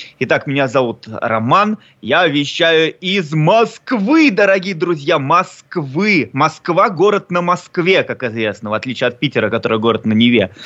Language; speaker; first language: Russian; native; Russian